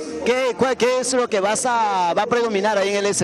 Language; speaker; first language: Spanish; native; Spanish